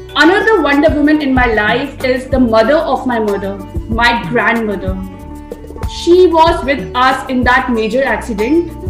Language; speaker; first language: English; non-native, local second language; Hindi